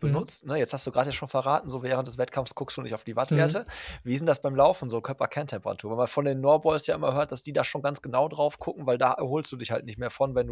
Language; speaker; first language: German; native; German